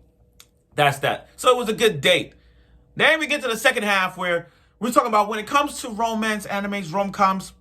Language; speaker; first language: English; native; English